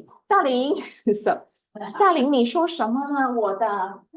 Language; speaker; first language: Chinese; non-native, fluent; English